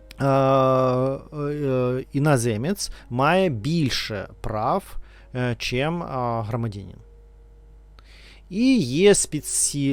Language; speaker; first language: Ukrainian; non-native, learner; Russian